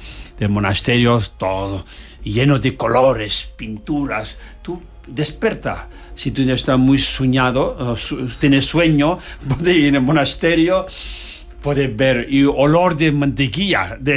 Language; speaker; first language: Spanish; non-native, learner; Tibetan